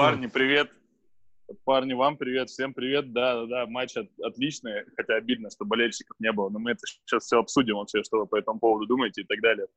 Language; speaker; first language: Russian; native; Russian